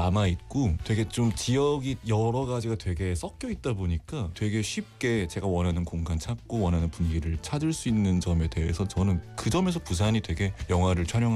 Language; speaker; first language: Korean; native; Korean